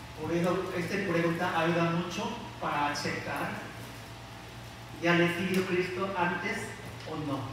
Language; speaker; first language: Spanish; non-native, learner; Korean